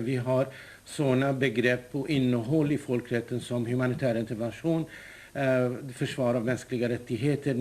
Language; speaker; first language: Swedish; non-native, fluent; Kurdish